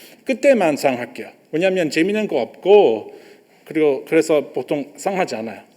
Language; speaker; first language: Korean; non-native, learner; English